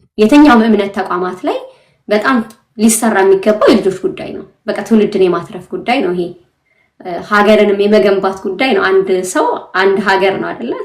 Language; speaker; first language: Amharic; native; Amharic